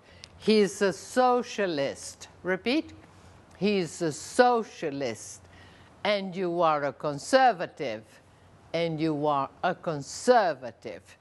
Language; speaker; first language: English; non-native, fluent; Portuguese